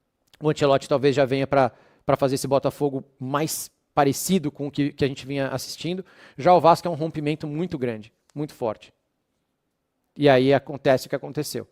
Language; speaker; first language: Portuguese; native; Portuguese